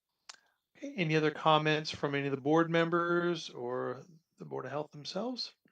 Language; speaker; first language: English; native; English